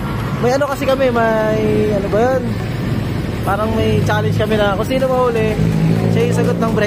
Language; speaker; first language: Filipino; native; Filipino